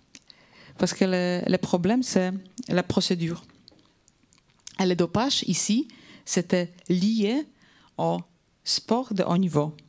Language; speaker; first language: French; non-native, fluent; Polish